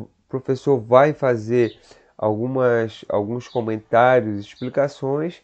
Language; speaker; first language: Portuguese; native; Portuguese